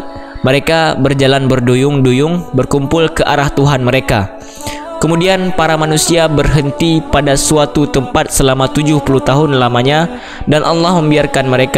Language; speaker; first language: Indonesian; native; Indonesian